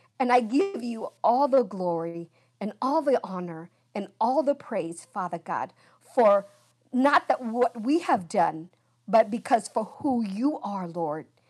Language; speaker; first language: English; early bilingual, other home language; Vietnamese